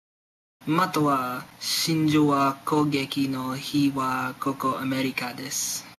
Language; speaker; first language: Japanese; non-native, learner; English